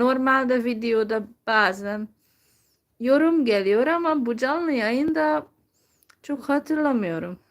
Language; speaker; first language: Turkish; non-native, fluent; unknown